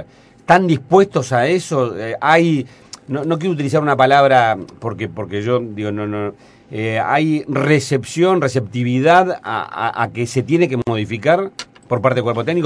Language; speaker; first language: Spanish; native; Spanish